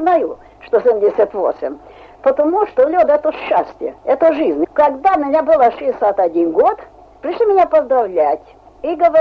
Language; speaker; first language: Russian; non-native, fluent; Hungarian